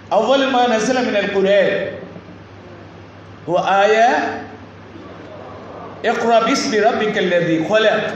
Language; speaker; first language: Arabic; non-native, learner; Bangla